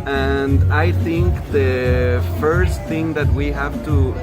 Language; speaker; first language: English; non-native, fluent; Spanish